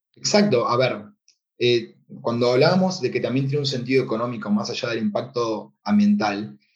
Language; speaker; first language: Spanish; native; Spanish